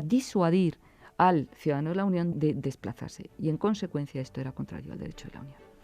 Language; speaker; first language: Spanish; native; Spanish